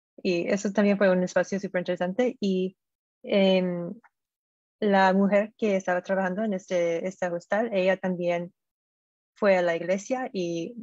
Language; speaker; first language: Spanish; non-native, fluent; English